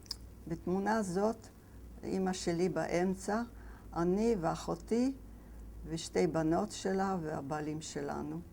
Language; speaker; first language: Hebrew; non-native, fluent; Yiddish